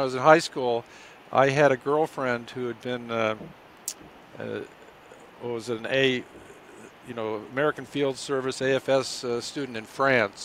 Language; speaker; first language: English; native; English